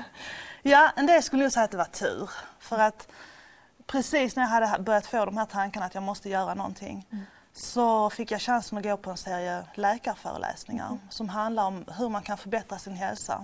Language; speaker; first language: Swedish; native; Swedish